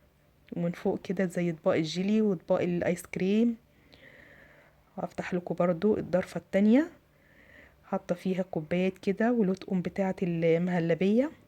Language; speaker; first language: Arabic; native; Arabic